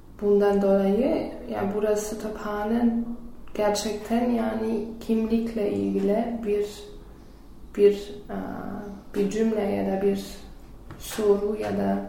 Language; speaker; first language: Turkish; non-native, learner; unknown